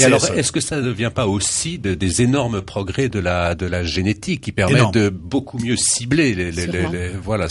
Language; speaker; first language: French; native; French